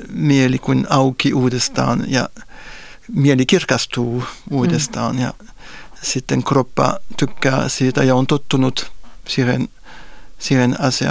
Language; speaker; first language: Finnish; non-native, fluent; French